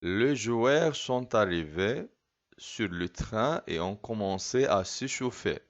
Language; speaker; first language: French; non-native, fluent; Arabic